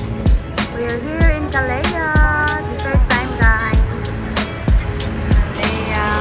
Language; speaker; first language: English; non-native, local second language; Filipino